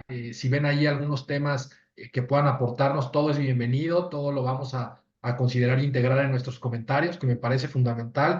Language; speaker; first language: Spanish; native; Spanish